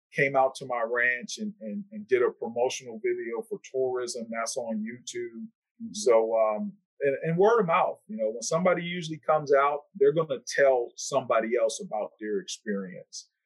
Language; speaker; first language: English; native; English